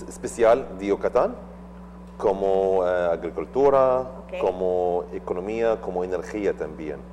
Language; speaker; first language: Spanish; non-native, learner; Arabic